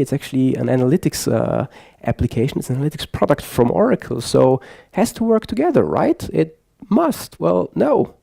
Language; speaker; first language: English; non-native, fluent; German